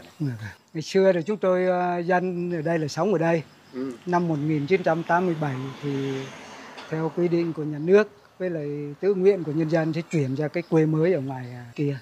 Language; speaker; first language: Vietnamese; native; Vietnamese